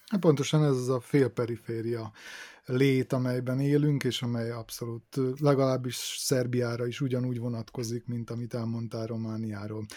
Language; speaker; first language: Hungarian; native; Hungarian